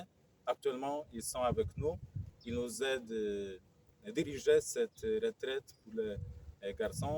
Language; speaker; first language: French; non-native, fluent; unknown